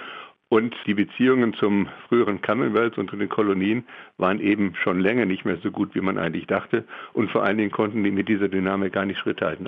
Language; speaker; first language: German; native; German